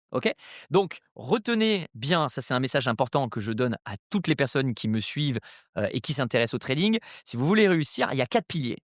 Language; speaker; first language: French; native; French